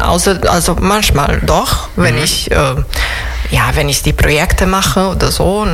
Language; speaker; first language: German; non-native, fluent; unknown